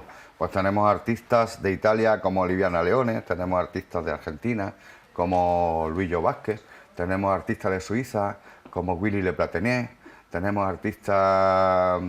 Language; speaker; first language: Spanish; native; Spanish